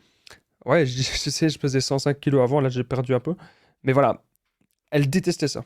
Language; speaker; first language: French; native; French